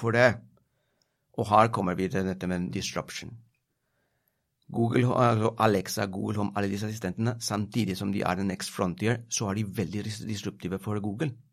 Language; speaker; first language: Norwegian; non-native, fluent; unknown